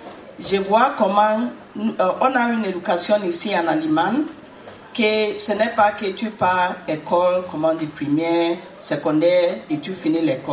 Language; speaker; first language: French; non-native, learner; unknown